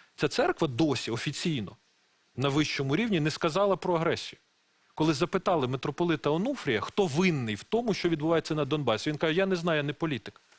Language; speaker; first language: Ukrainian; non-native, local second language; Russian